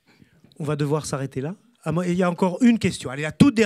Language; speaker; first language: French; native; French